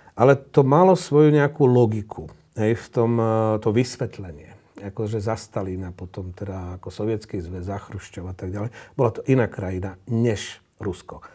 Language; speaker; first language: Slovak; native; Slovak